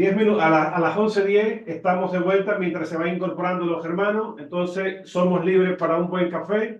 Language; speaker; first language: Spanish; native; Spanish